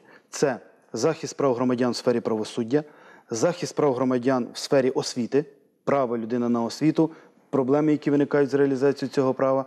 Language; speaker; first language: Ukrainian; native; Ukrainian